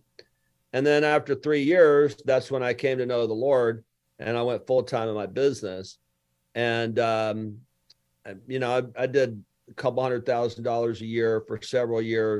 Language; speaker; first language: English; native; English